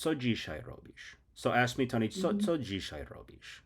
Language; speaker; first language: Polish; non-native, learner; English